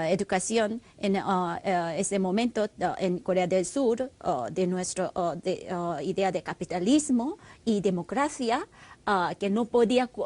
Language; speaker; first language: Spanish; non-native, fluent; Korean